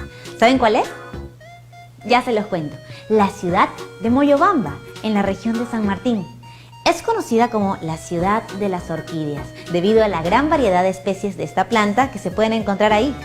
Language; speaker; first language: Spanish; native; Spanish